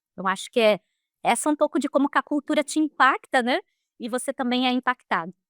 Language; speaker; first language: Portuguese; native; Portuguese